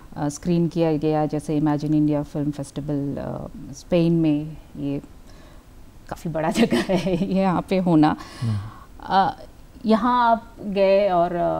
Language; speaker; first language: Hindi; native; Hindi